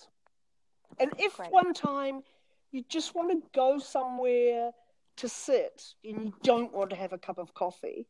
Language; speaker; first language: English; native; English